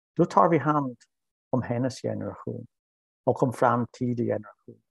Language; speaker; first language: Swedish; non-native, fluent; English